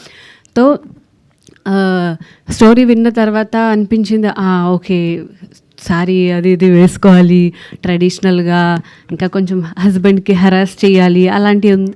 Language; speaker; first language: Telugu; non-native, learner; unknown